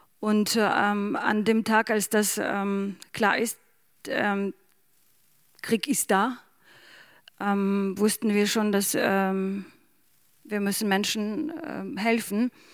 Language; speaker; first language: German; non-native, fluent; Ukrainian